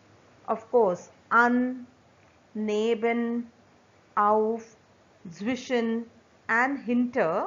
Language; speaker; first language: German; non-native, fluent; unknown